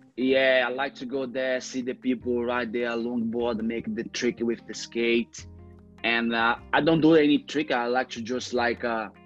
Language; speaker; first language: English; non-native, learner; Portuguese